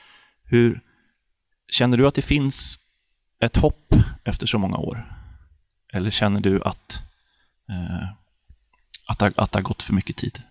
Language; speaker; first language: Swedish; native; Swedish